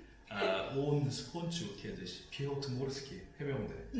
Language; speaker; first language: Polish; non-native, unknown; Korean